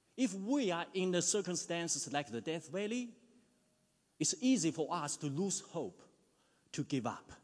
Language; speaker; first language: English; non-native, fluent; Chinese